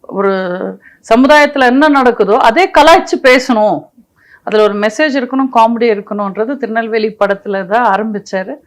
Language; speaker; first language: Tamil; non-native, local second language; Telugu